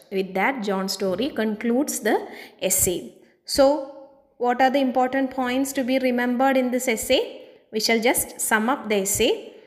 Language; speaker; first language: English; non-native, local second language; Malayalam